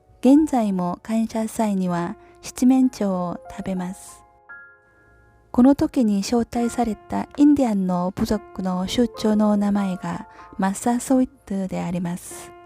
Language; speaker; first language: Japanese; non-native, learner; Korean